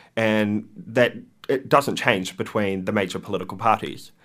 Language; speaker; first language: English; native; English